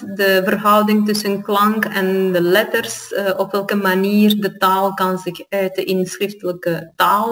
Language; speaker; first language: Dutch; non-native, fluent; Armenian